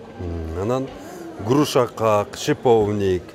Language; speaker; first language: Russian; non-native, local second language; Kyrgyz